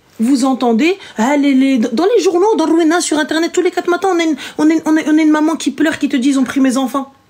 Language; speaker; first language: French; early bilingual, other home language; Arabic